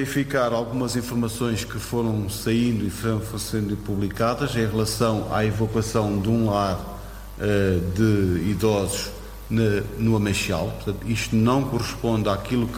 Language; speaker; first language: Portuguese; native; Portuguese